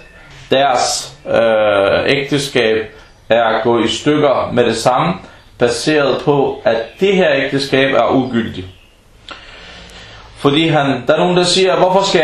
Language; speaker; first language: Danish; non-native, local second language; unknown